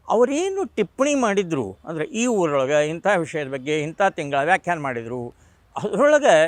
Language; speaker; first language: Kannada; non-native, local second language; Marathi